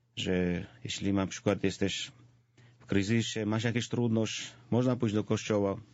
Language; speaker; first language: Polish; non-native, fluent; Georgian